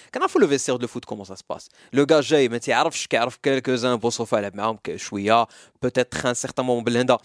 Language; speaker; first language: French; non-native, local second language; Arabic